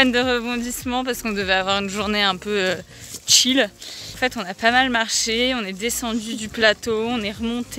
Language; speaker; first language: French; native; French